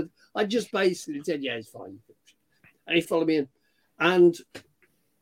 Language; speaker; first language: English; native; English